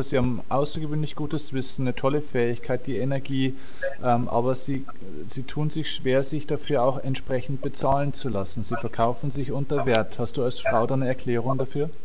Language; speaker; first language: German; native; German